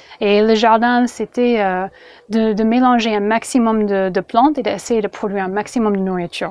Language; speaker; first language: French; non-native, fluent; English